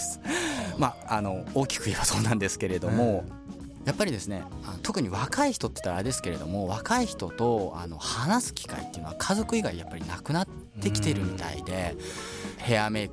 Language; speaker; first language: Japanese; native; Japanese